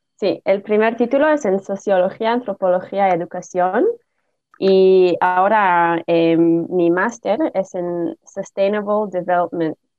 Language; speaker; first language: Spanish; non-native, learner; Hebrew